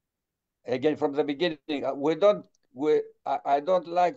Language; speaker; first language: English; non-native, fluent; Greek